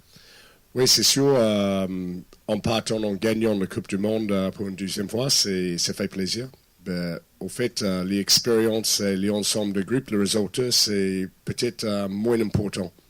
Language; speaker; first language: French; non-native, fluent; English